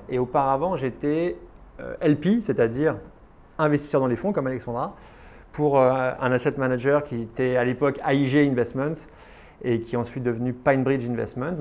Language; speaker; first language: French; native; French